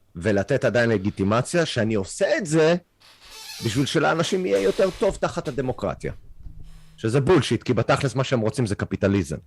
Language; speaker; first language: Hebrew; non-native, fluent; English